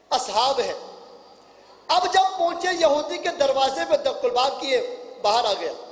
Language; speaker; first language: Urdu; non-native, local second language; Punjabi